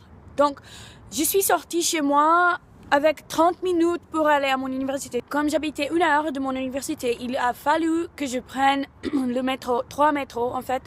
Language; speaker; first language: French; non-native, fluent; English